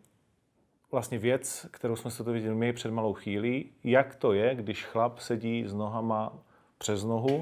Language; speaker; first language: Czech; native; Czech